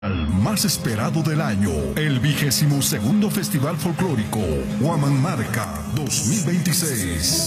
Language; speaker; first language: Spanish; native; Spanish